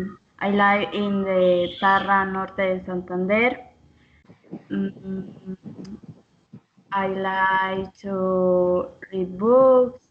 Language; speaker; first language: English; non-native, learner; Spanish